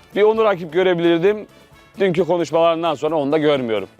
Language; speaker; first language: Turkish; native; Turkish